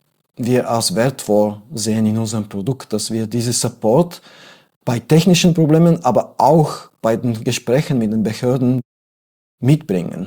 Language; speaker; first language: German; non-native, fluent; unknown